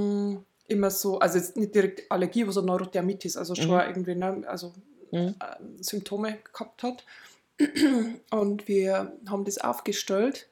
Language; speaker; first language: German; native; German